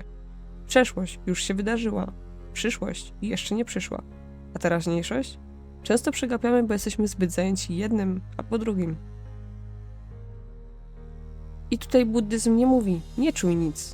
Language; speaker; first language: Polish; native; Polish